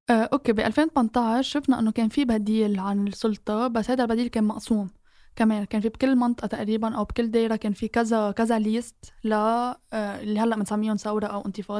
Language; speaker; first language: Arabic; native; Arabic